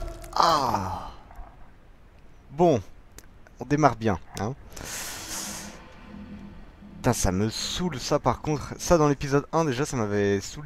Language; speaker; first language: French; native; French